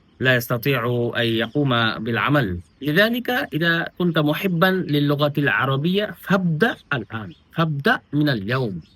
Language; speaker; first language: Arabic; non-native, fluent; Bangla